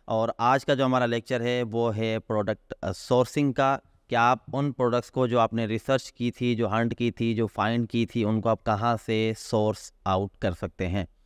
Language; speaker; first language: Urdu; non-native, local second language; Sindhi